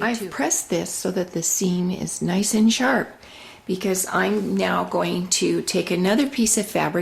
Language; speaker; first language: English; native; English